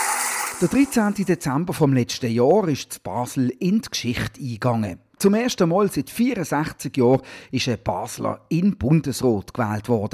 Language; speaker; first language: German; native; German